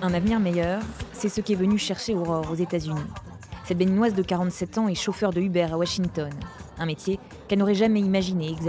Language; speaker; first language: French; native; French